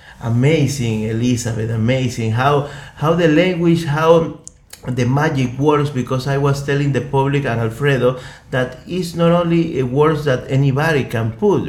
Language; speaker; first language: English; non-native, fluent; Spanish